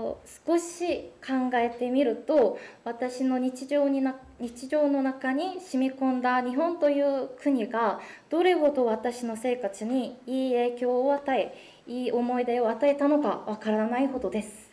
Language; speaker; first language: Japanese; non-native, fluent; Korean